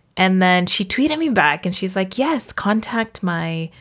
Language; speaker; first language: English; native; English